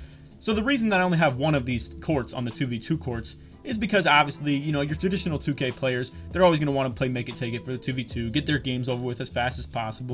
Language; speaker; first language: English; native; English